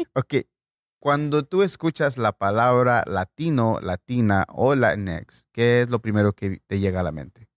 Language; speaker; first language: Spanish; native; Spanish